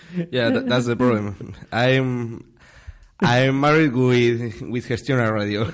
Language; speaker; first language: English; non-native, learner; Spanish